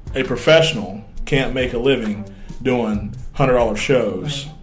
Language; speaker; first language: English; native; English